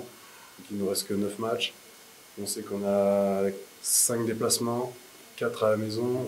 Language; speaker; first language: French; native; French